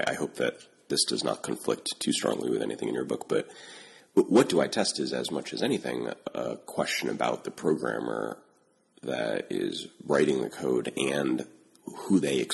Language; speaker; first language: English; native; English